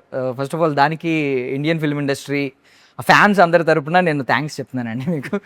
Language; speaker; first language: Telugu; native; Telugu